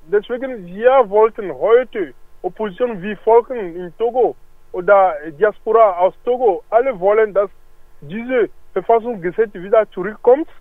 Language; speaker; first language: German; non-native, learner; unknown